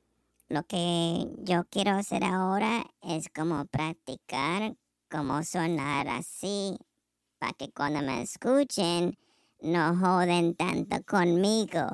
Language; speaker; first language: Spanish; non-native, learner; English